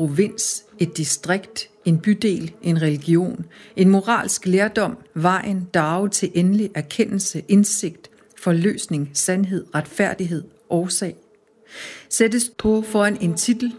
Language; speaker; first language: Danish; non-native, local second language; Korean